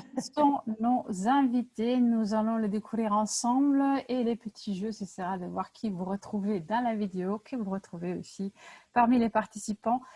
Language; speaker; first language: French; non-native, fluent; Italian